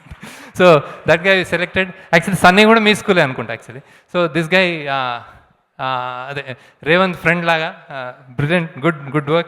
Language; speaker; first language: Telugu; native; Telugu